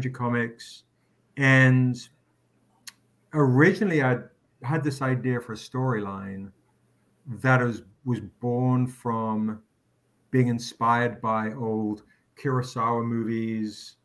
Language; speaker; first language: English; native; English